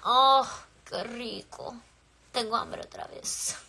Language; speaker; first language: Spanish; early bilingual, heritage; English